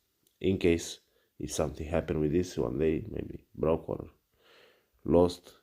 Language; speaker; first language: English; non-native, learner; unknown